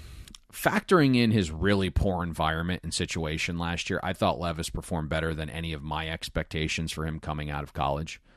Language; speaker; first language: English; native; English